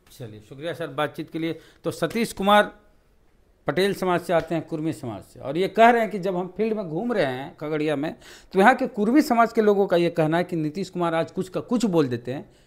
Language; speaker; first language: Hindi; native; Hindi